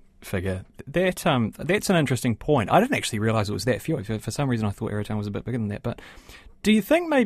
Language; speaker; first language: English; native; English